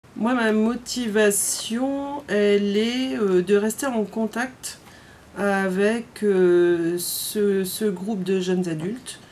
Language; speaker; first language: French; native; French